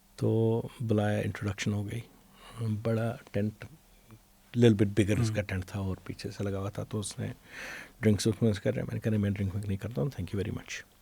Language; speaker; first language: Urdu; non-native, local second language; Kashmiri